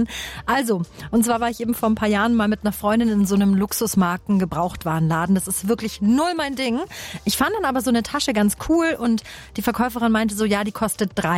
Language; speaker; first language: German; native; German